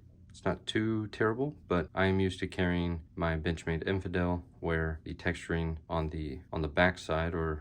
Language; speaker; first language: English; native; English